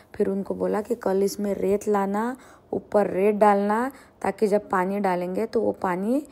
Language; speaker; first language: Hindi; non-native, local second language; Marathi